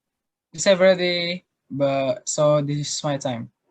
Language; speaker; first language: English; non-native, learner; Indonesian